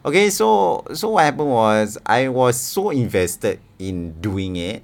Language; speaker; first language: English; non-native, local second language; Malay